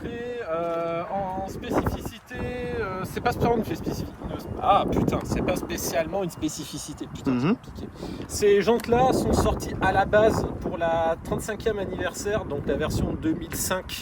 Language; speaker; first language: French; native; French